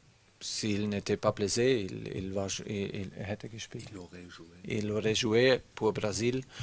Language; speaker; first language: French; non-native, learner; German